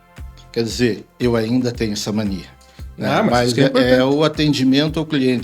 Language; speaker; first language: Portuguese; native; Portuguese